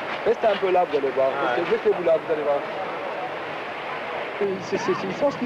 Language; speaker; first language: French; native; French